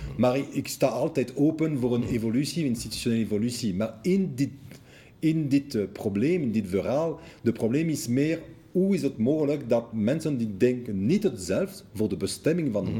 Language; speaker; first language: Dutch; non-native, local second language; French